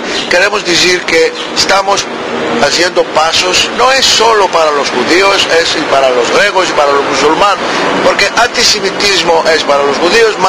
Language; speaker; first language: Spanish; early bilingual, heritage; Ladino